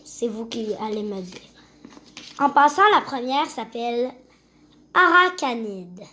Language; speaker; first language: French; native; French